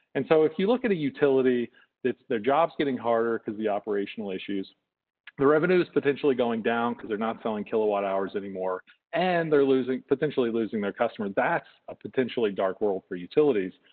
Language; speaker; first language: English; native; English